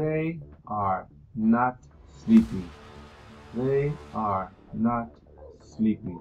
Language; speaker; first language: English; non-native, fluent; Spanish